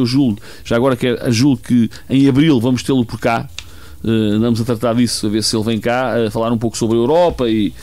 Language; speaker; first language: Portuguese; native; Portuguese